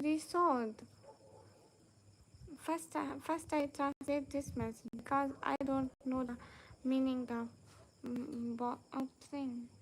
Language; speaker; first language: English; non-native, learner; Urdu